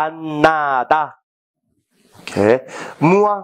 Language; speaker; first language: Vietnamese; non-native, fluent; Korean